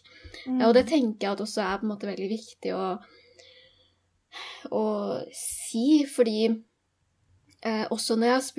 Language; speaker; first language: Norwegian; native; Norwegian